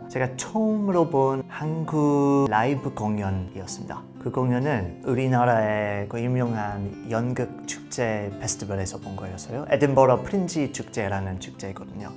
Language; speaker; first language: Korean; non-native, learner; English